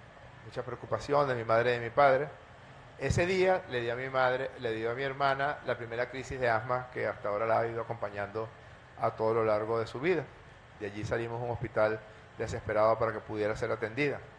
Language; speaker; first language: Spanish; native; Spanish